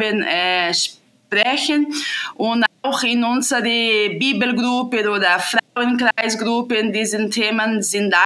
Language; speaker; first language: German; non-native, fluent; Portuguese